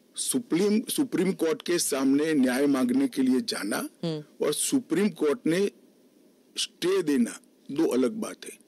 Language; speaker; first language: Hindi; non-native, local second language; Gujarati